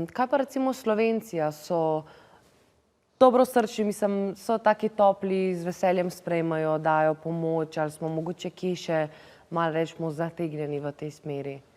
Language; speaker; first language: Slovenian; native; Slovenian